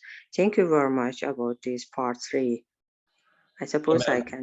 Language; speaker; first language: English; non-native, learner; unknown